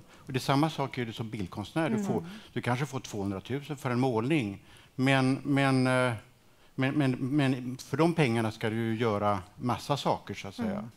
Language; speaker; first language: Swedish; native; Swedish